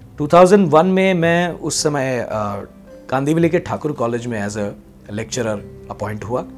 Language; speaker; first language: Hindi; non-native, local second language; Gujarati